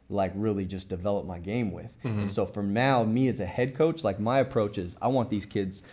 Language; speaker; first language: English; native; English